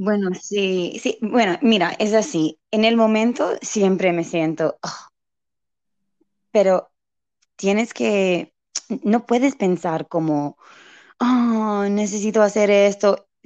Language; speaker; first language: Spanish; non-native, learner; English